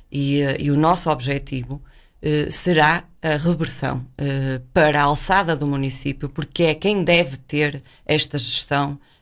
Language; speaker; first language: Portuguese; native; Portuguese